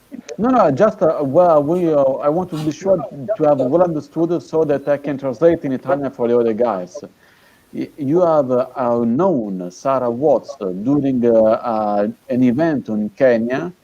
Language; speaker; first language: English; non-native, fluent; Italian